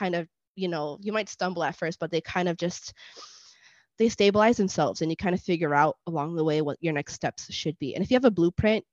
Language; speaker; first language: English; non-native, fluent; Spanish